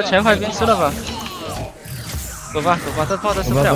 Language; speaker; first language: Chinese; native; Chinese